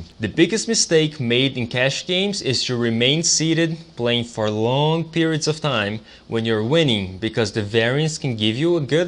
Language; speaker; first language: English; non-native, fluent; Portuguese